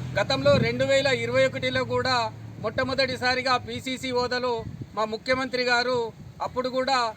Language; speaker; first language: Telugu; non-native, local second language; Gondi